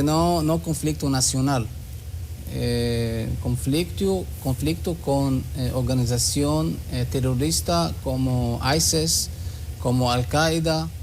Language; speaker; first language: Spanish; non-native, learner; Hebrew